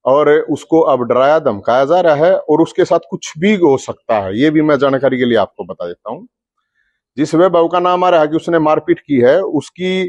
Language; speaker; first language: Hindi; native; Hindi